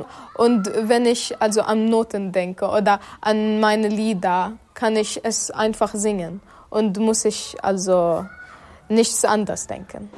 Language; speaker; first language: German; non-native, fluent; Arabic